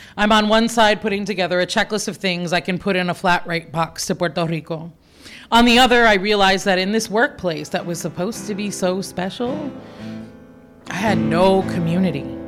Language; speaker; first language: English; early bilingual, other home language; Spanish